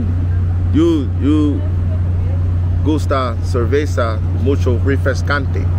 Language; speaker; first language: Spanish; non-native, learner; English